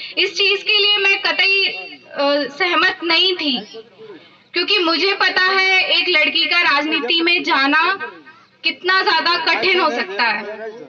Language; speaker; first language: Hindi; native; Hindi